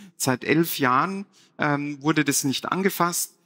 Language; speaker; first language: German; native; German